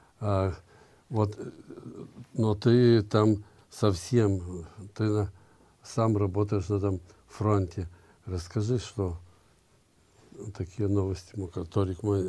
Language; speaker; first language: Russian; non-native, local second language; Lithuanian